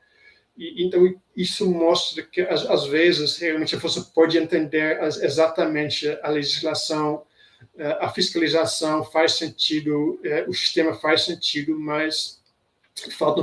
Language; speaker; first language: Portuguese; non-native, fluent; Dutch